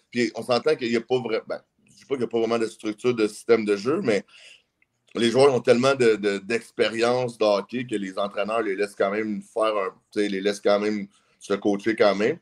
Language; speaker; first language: French; native; French